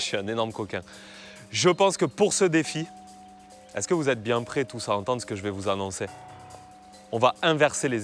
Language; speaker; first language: French; native; French